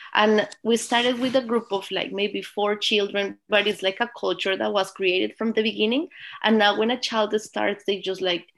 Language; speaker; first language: English; non-native, fluent; Spanish